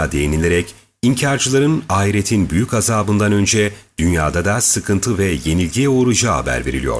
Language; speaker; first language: Turkish; native; Turkish